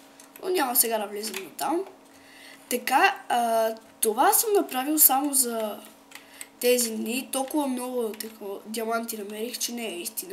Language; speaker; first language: Bulgarian; native; Bulgarian